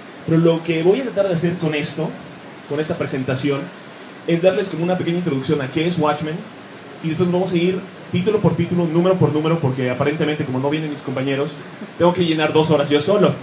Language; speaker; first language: Spanish; native; Spanish